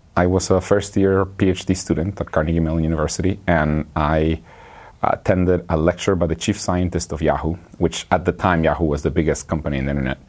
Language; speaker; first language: English; non-native, fluent; Spanish